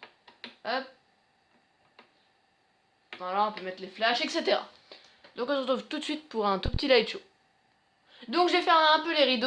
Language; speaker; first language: French; native; French